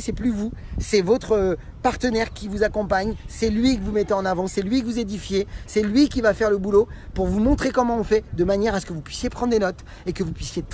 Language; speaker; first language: French; native; French